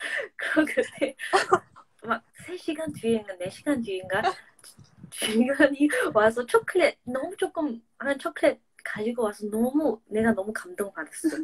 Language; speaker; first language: Korean; non-native, fluent; English